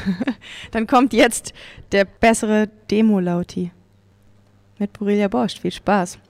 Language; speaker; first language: German; native; German